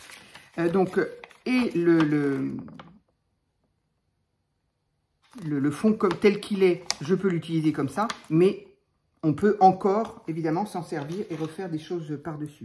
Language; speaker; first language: French; native; French